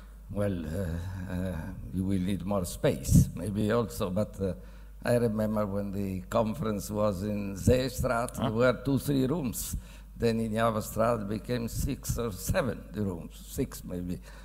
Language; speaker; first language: English; non-native, fluent; Italian